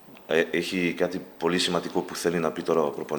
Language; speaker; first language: Greek; non-native, learner; Spanish